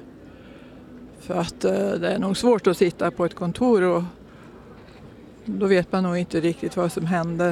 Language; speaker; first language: Swedish; native; Swedish